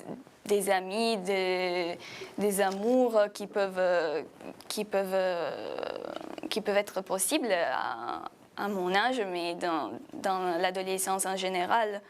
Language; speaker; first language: French; non-native, fluent; Italian